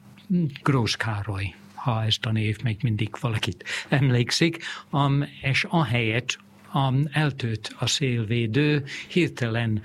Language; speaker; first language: Hungarian; non-native, fluent; English